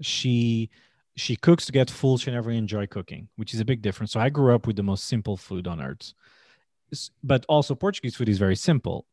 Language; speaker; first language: English; non-native, fluent; Portuguese